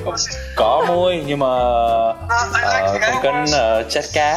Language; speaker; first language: Vietnamese; non-native, learner; Swedish